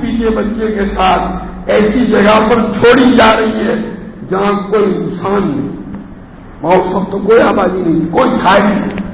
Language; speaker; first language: Urdu; non-native, local second language; Gujarati